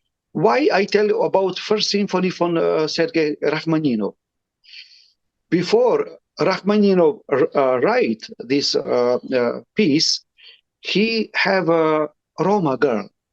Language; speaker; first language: English; non-native, learner; Romany